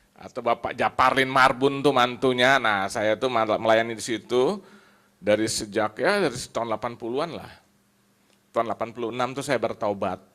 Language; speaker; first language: Indonesian; native; Indonesian